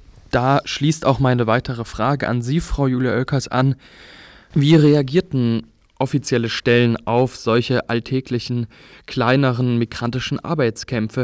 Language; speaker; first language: German; native; German